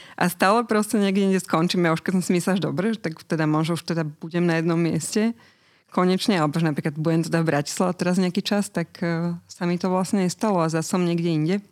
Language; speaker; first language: Slovak; native; Slovak